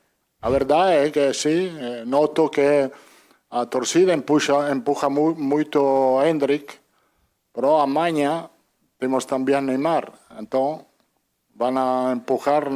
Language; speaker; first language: Portuguese; non-native, fluent; Italian